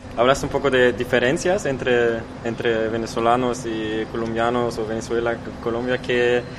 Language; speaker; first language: Spanish; non-native, fluent; German